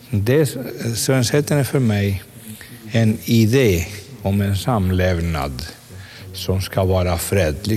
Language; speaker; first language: Swedish; non-native, fluent; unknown